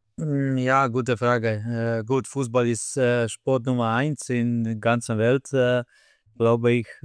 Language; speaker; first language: German; non-native, fluent; Slovenian